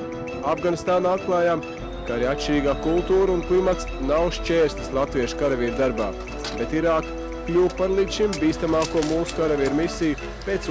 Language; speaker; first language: Latvian; native; Latvian